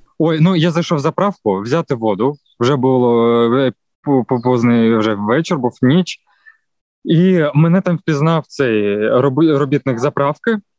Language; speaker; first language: Ukrainian; non-native, local second language; Russian